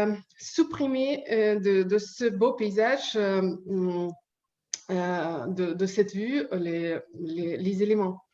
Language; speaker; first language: French; non-native, learner; Ukrainian